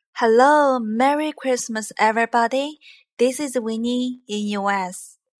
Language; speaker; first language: English; non-native, fluent; Chinese